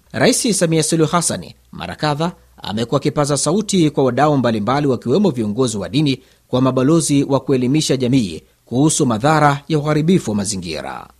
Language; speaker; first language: Swahili; native; Swahili